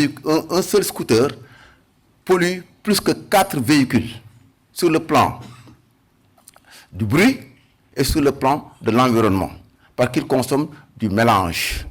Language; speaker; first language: French; non-native, local second language; Wolof